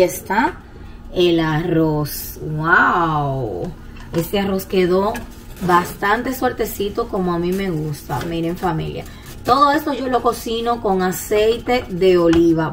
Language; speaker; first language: Spanish; native; Spanish